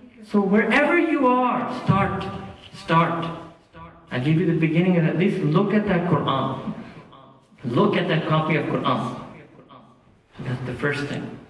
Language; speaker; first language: English; early bilingual, other home language; Urdu